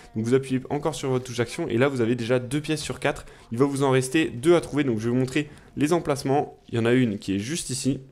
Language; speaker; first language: French; native; French